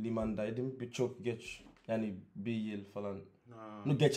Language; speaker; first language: Turkish; non-native, learner; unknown